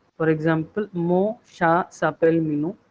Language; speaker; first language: French; non-native, fluent; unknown